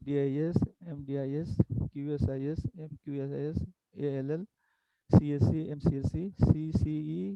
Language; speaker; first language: English; non-native, local second language; Bangla